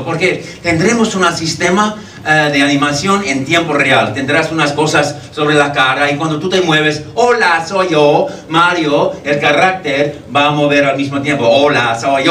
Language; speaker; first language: Spanish; non-native, fluent; English